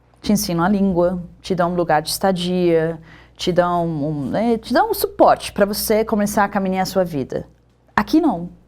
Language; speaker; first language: Portuguese; non-native, fluent; Arabic